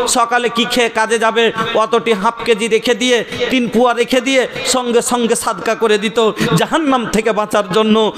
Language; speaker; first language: Bangla; non-native, local second language; Bhojpuri